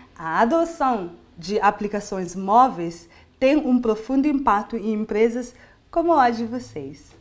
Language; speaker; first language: Portuguese; non-native, learner; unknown